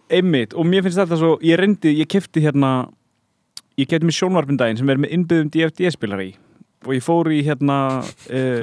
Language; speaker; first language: Icelandic; native; Icelandic